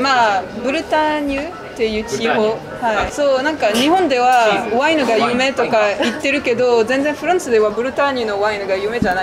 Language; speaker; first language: Japanese; non-native, fluent; French